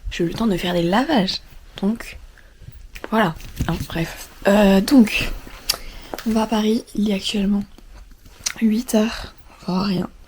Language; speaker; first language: French; native; French